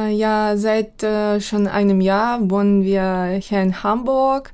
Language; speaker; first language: German; non-native, learner; Ukrainian